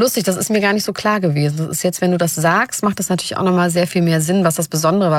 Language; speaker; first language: German; native; German